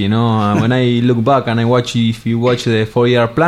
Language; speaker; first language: English; non-native, fluent; Spanish